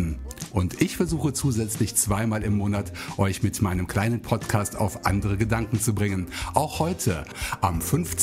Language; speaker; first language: German; native; German